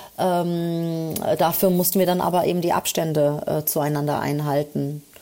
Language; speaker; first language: German; early bilingual, other home language; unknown